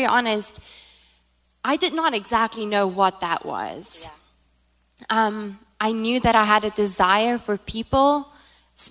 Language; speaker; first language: English; non-native, local second language; Afrikaans